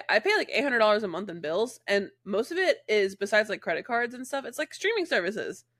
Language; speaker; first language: English; native; English